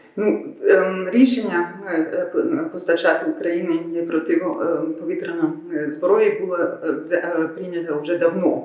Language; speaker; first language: Ukrainian; non-native, learner; German